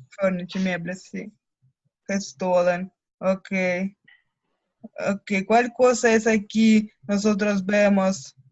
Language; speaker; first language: Spanish; non-native, learner; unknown